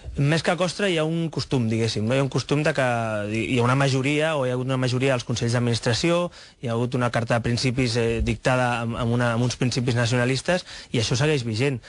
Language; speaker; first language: Catalan; native; Catalan